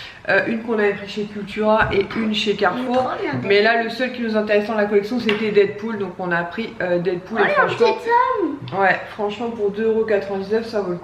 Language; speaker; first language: French; native; French